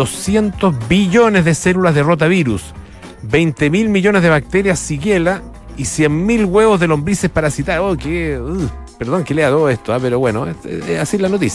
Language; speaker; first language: Spanish; native; Spanish